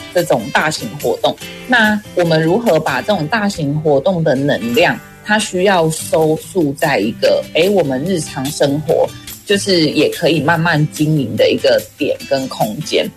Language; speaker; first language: Chinese; non-native, local second language; Min Nan Chinese